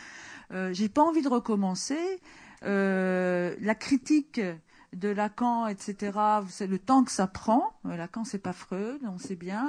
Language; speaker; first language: French; native; French